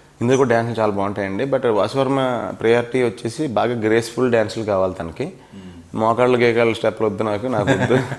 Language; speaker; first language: Telugu; native; Telugu